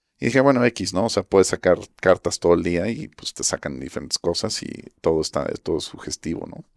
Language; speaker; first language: Spanish; early bilingual, heritage; Spanish